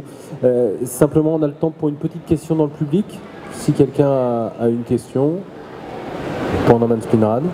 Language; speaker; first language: French; native; French